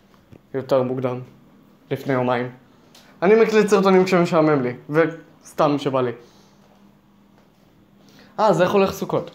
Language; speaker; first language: Hebrew; native; Hebrew